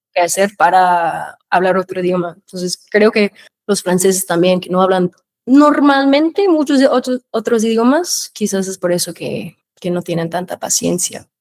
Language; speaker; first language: Spanish; non-native, fluent; English